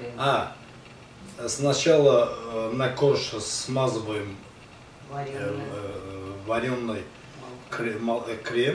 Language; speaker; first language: Russian; non-native, learner; Azerbaijani